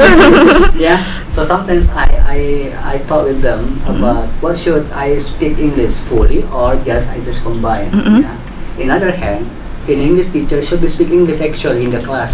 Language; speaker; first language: English; non-native, learner; Indonesian